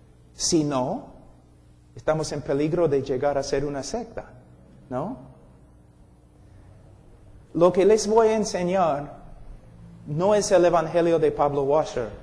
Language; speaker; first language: Spanish; non-native, fluent; English